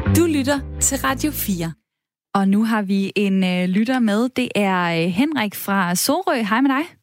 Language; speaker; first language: Danish; native; Danish